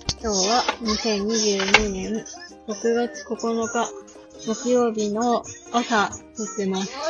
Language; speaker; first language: Japanese; native; Japanese